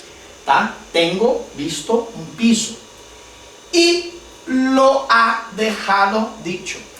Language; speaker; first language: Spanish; non-native, fluent; Portuguese